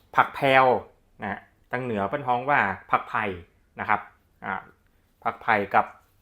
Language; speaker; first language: Thai; native; Thai